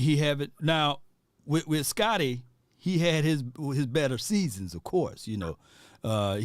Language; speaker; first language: English; native; English